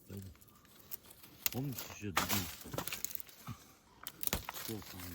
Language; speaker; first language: Russian; non-native, local second language; Uzbek